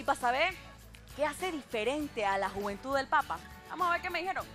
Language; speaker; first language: Spanish; native; Spanish